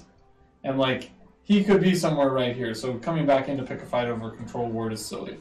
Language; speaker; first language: English; native; English